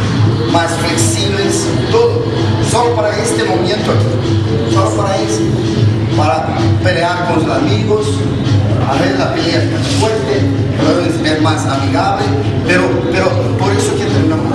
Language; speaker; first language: Spanish; non-native, learner; Portuguese